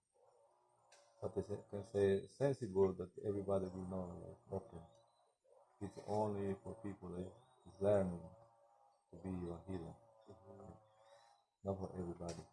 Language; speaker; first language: English; non-native, learner; Spanish